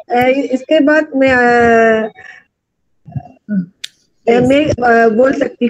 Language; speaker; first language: Hindi; non-native, learner; Tamil